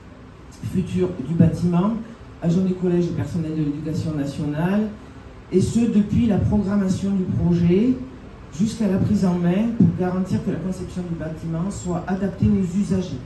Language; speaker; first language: French; native; French